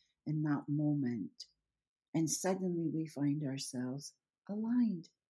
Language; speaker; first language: English; native; English